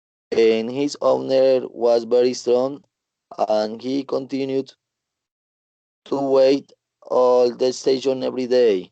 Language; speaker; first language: English; non-native, learner; Spanish